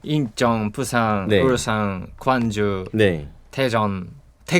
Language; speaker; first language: Korean; non-native, fluent; Japanese